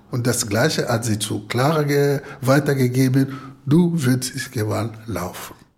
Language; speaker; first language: German; non-native, fluent; Lingala